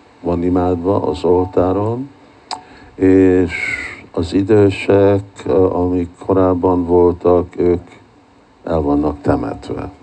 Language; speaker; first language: Hungarian; early bilingual, heritage; Hungarian